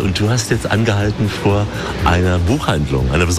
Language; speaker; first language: German; native; German